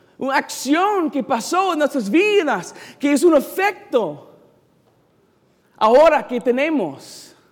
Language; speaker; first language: Spanish; non-native, learner; English